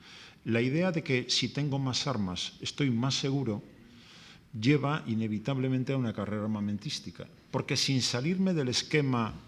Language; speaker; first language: Spanish; native; Spanish